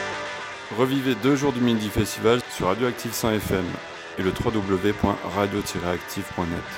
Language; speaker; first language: French; native; French